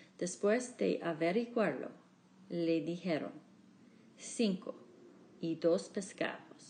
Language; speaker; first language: Spanish; non-native, learner; English